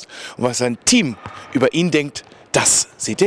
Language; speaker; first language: German; native; German